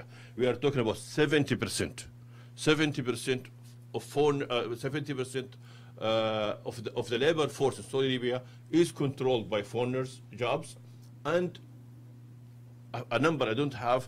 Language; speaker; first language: English; non-native, fluent; Arabic